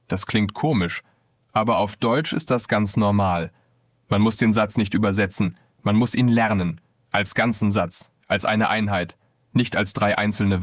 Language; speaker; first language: German; non-native, fluent; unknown